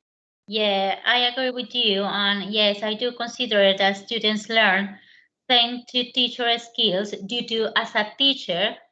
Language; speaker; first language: English; non-native, learner; Spanish